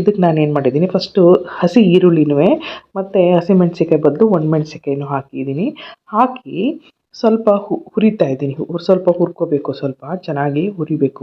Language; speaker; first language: Kannada; native; Kannada